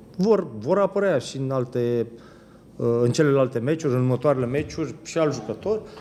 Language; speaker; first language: Romanian; native; Romanian